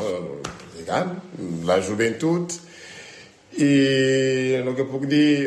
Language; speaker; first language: Catalan; non-native, learner; French